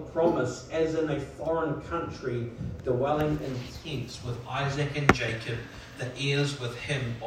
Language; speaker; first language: English; native; English